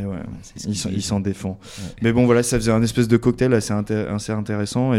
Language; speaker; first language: French; native; French